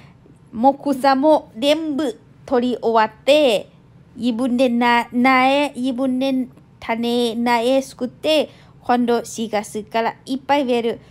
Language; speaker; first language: Japanese; non-native, learner; Thai